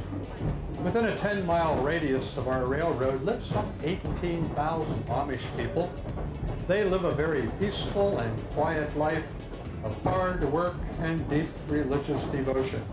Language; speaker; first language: English; native; English